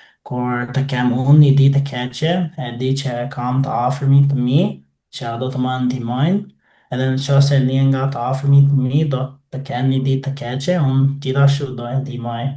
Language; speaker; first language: Albanian; non-native, fluent; English